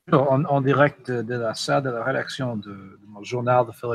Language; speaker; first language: French; non-native, fluent; English